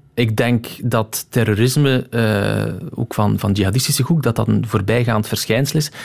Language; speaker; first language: Dutch; native; Dutch